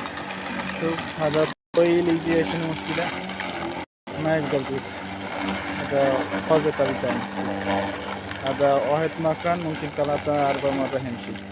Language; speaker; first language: Arabic; non-native, learner; Bangla